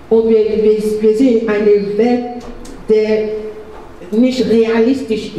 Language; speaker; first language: German; non-native, learner; French